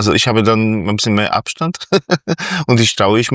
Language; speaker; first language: German; non-native, fluent; Polish